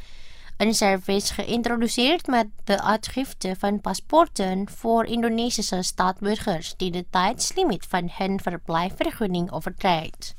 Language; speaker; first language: Dutch; non-native, fluent; Indonesian